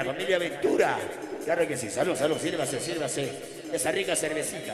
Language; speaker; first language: Spanish; native; Spanish